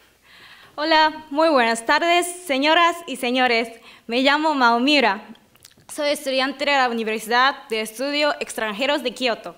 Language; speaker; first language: Spanish; non-native, fluent; Japanese